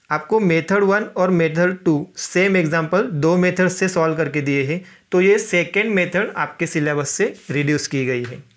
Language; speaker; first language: Hindi; non-native, local second language; Marathi